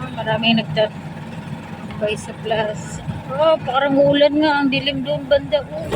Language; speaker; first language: Filipino; non-native, local second language; Cebuano